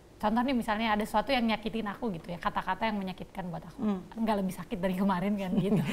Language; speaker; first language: Indonesian; native; Indonesian